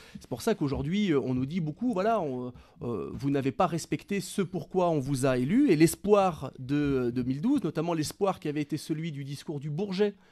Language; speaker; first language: French; native; French